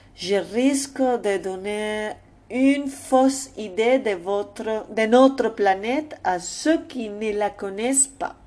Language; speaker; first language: French; non-native, fluent; Spanish